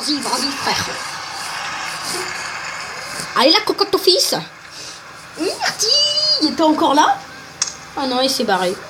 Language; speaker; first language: French; native; French